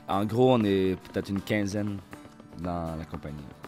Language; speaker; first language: French; native; French